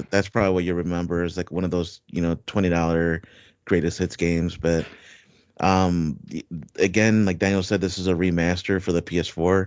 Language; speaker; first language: English; native; English